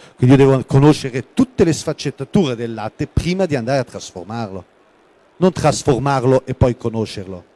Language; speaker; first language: Italian; non-native, local second language; German